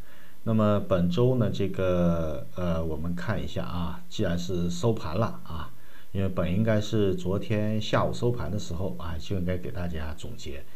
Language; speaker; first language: Chinese; native; Chinese